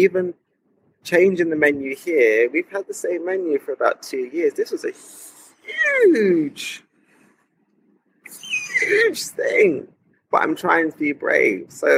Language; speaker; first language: English; native; English